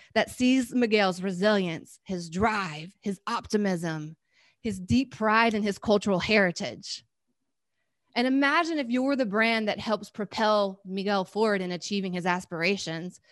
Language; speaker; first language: English; native; English